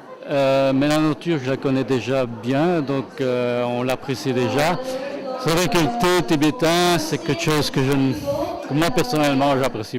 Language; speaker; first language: French; non-native, fluent; Italian